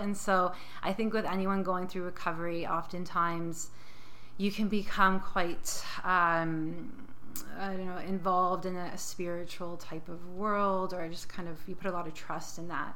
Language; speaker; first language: English; native; English